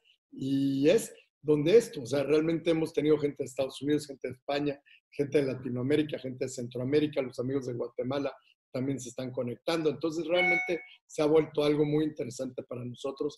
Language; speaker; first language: Spanish; native; Spanish